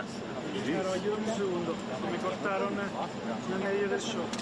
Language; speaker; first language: Spanish; non-native, fluent; Italian